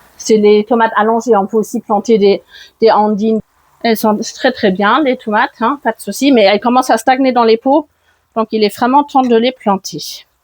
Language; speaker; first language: French; non-native, fluent; German